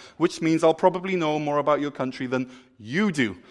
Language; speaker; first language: English; native; English